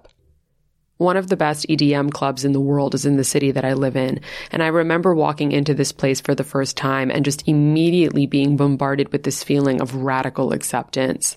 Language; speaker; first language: English; native; English